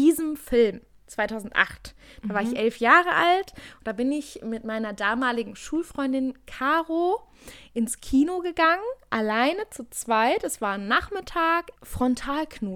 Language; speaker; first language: German; native; German